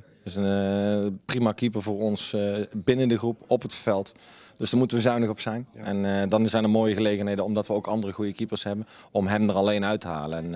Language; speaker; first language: Dutch; native; Dutch